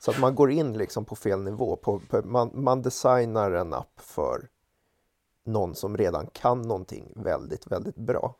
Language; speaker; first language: Swedish; native; Swedish